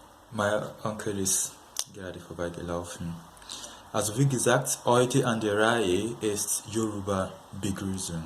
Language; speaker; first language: German; non-native, fluent; Yoruba